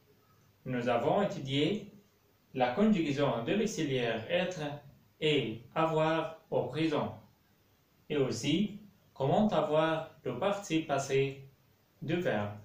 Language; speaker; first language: French; non-native, fluent; Arabic